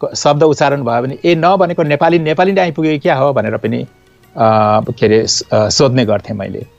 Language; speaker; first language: Nepali; non-native, local second language; Newari